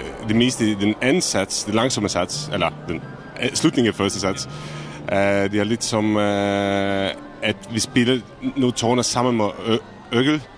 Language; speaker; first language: Danish; non-native, fluent; Czech